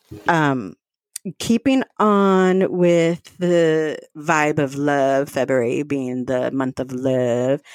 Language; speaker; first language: English; early bilingual, other home language; Spanish